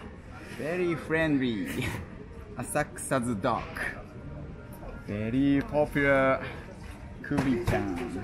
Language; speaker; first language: English; non-native, learner; Japanese